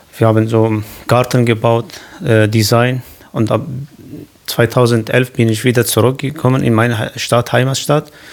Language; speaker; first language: German; non-native, learner; Kurdish